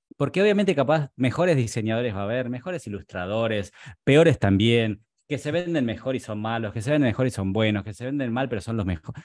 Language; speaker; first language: Spanish; native; Spanish